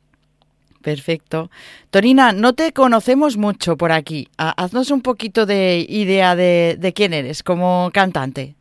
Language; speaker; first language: Spanish; non-native, local second language; Catalan